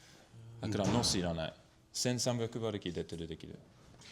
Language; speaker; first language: Japanese; non-native, learner; English